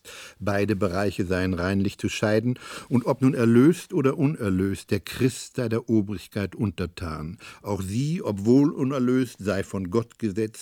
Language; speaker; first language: German; native; German